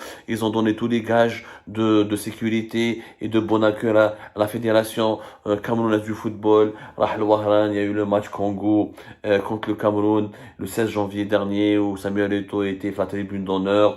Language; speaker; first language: French; non-native, local second language; Arabic